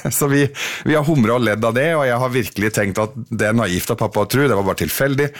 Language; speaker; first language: Norwegian; early bilingual, other home language; Arabic